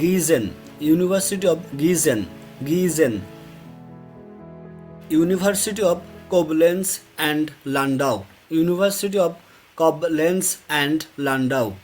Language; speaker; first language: English; non-native, fluent; Bangla